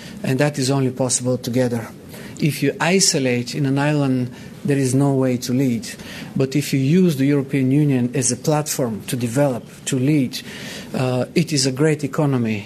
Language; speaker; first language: English; non-native, fluent; Bulgarian